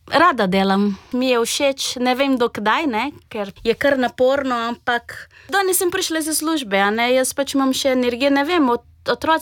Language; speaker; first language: Slovenian; non-native, fluent; Portuguese